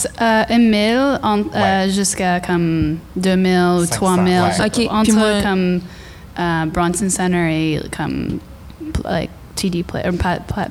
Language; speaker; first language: French; non-native, learner; English